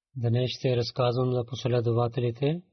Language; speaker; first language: Bulgarian; non-native, learner; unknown